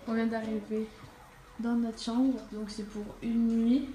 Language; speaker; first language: French; native; French